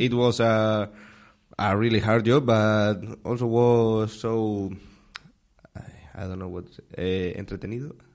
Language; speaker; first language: English; non-native, learner; Spanish